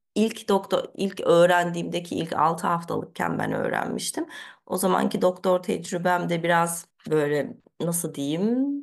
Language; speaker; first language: Turkish; early bilingual, heritage; Turkish